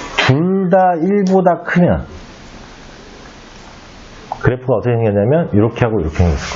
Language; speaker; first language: Korean; native; Korean